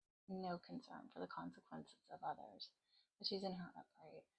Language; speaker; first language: English; native; English